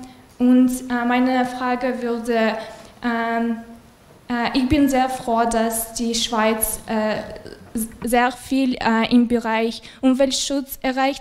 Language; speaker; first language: German; non-native, learner; Russian